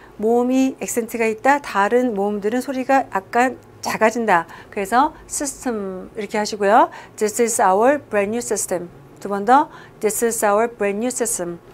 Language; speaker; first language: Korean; native; Korean